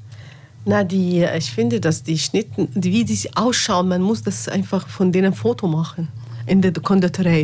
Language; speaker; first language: German; non-native, learner; Arabic